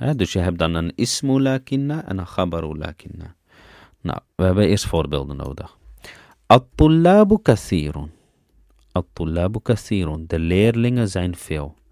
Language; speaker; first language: Dutch; early bilingual, other home language; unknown